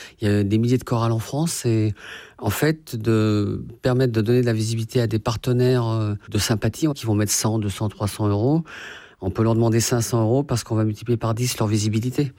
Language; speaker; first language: French; native; French